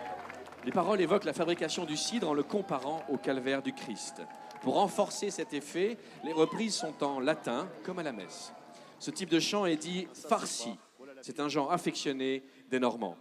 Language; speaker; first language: French; native; French